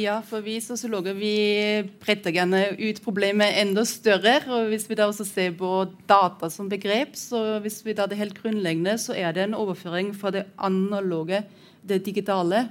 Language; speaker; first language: Norwegian; non-native, fluent; German